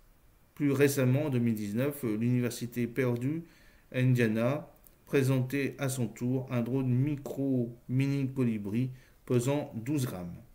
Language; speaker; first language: French; native; French